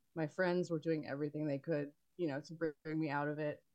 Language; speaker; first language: English; native; English